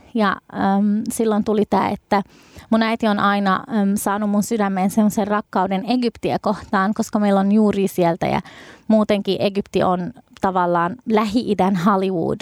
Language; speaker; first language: Finnish; early bilingual, other home language; Arabic